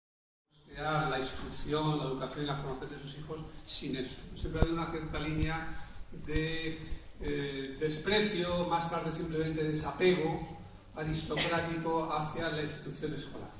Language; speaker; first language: Spanish; native; Spanish